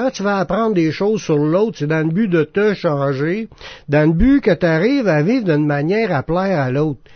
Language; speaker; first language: French; native; French